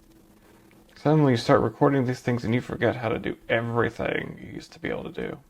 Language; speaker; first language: English; native; English